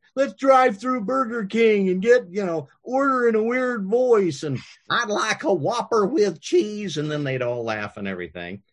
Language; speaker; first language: English; native; English